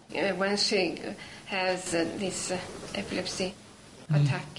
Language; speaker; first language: English; non-native, learner; Swedish